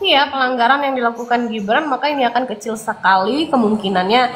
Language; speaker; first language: Indonesian; native; Indonesian